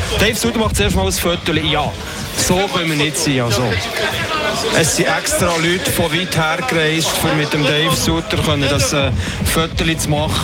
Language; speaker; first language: German; native; German